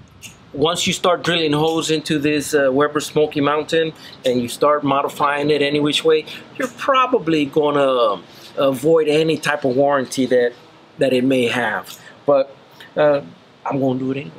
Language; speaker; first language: English; native; English